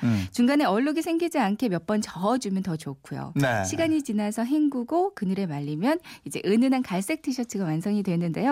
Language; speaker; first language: Korean; native; Korean